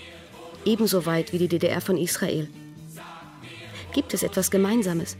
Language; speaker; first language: German; native; German